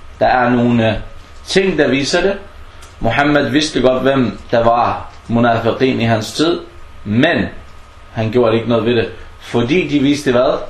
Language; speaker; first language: Danish; non-native, fluent; Arabic